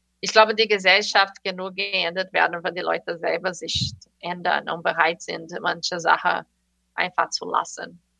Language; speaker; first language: German; non-native, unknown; Portuguese